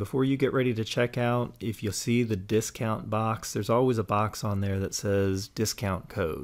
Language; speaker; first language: English; native; English